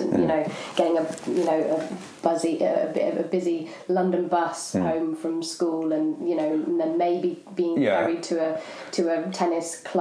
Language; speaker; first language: English; native; English